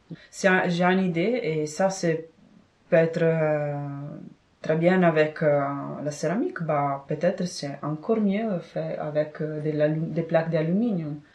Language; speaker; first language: French; non-native, fluent; Italian